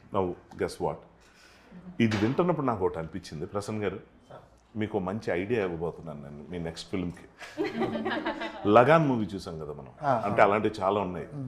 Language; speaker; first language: Telugu; native; Telugu